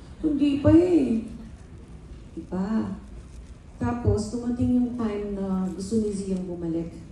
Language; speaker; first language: Filipino; native; Filipino